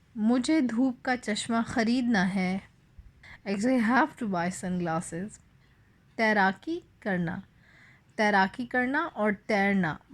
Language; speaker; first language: Urdu; native; Urdu